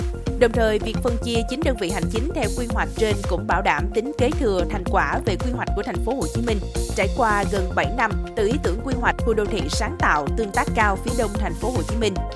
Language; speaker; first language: Vietnamese; native; Vietnamese